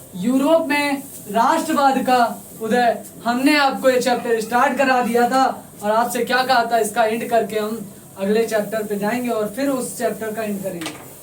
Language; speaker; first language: Hindi; native; Hindi